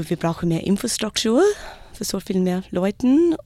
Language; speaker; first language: German; non-native, learner; English